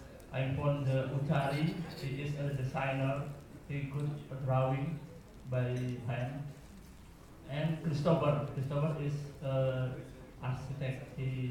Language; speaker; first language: English; non-native, learner; Indonesian